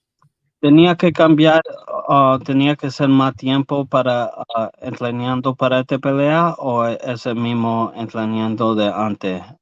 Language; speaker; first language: Spanish; early bilingual, heritage; English